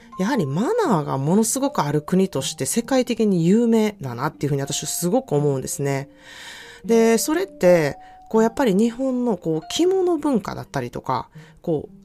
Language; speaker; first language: Japanese; native; Japanese